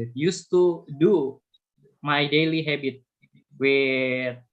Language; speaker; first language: English; non-native, fluent; Indonesian